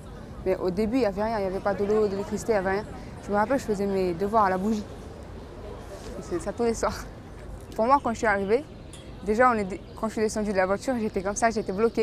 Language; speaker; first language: French; early bilingual, other home language; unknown